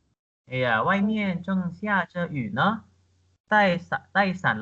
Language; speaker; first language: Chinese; non-native, fluent; Indonesian